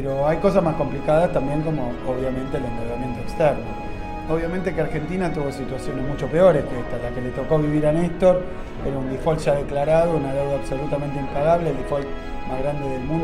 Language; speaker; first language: Spanish; native; Spanish